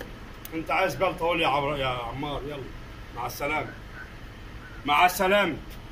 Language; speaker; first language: Arabic; non-native, local second language; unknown